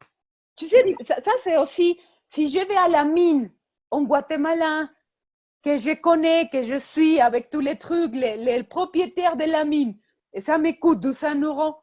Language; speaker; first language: French; non-native, fluent; Spanish